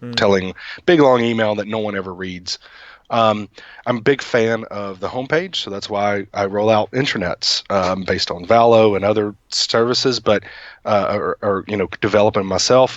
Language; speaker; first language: English; native; English